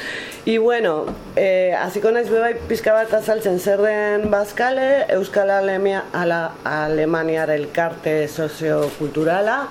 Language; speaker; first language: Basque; non-native, local second language; Spanish